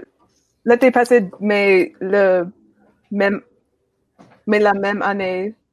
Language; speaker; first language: French; non-native, learner; English